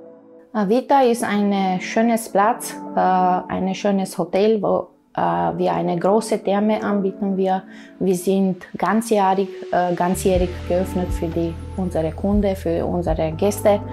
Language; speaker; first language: German; non-native, fluent; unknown